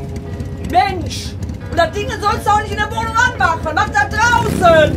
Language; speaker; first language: German; native; German